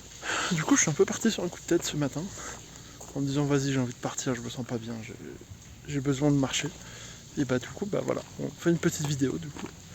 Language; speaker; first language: French; native; French